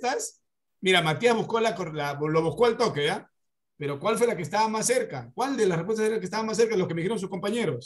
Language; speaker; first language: Spanish; native; Spanish